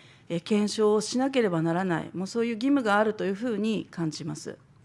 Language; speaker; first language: Japanese; native; Japanese